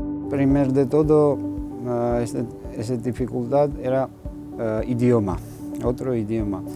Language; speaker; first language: Spanish; non-native, fluent; Georgian